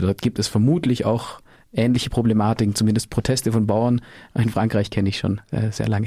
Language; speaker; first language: German; native; German